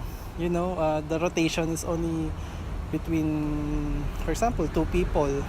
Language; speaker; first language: English; non-native, learner; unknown